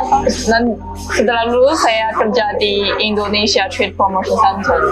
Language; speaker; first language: Indonesian; non-native, learner; Chinese